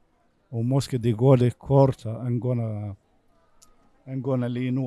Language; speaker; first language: Danish; non-native, fluent; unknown